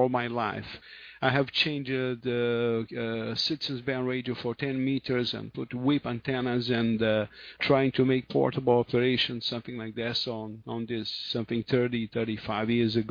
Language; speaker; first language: English; non-native, learner; Portuguese